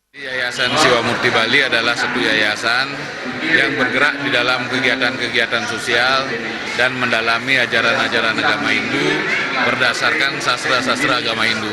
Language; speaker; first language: Indonesian; non-native, local second language; Balinese